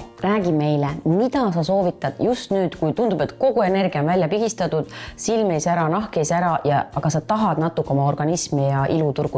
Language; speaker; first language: Estonian; native; Estonian